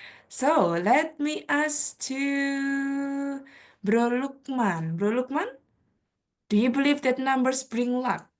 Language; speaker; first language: English; non-native, fluent; Indonesian